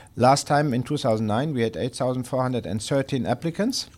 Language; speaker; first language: English; non-native, fluent; German